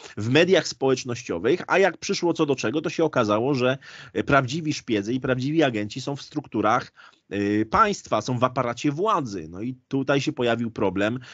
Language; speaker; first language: Polish; native; Polish